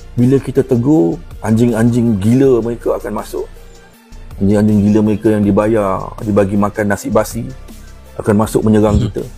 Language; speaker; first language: Malay; native; Malay